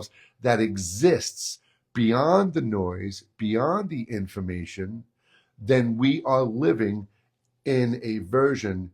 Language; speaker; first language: English; native; English